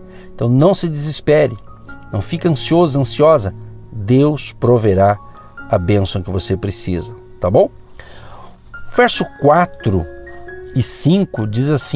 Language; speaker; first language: Portuguese; native; Portuguese